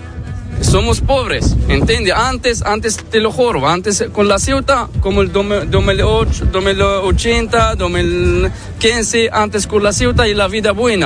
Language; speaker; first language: Spanish; non-native, learner; Arabic